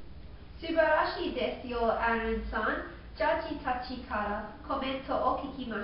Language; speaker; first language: Japanese; non-native, learner; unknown